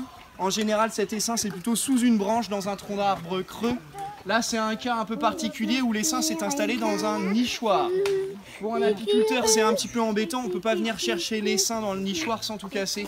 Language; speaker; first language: French; native; French